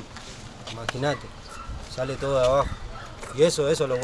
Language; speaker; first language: Spanish; native; Spanish